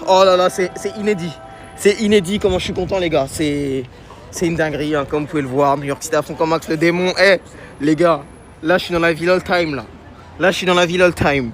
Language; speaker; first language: French; native; French